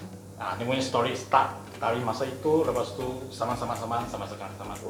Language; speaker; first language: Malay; non-native, local second language; Chinese